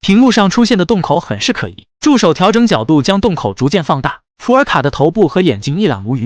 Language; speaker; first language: Chinese; native; Chinese